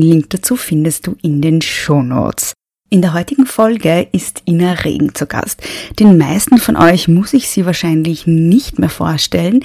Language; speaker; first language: German; native; German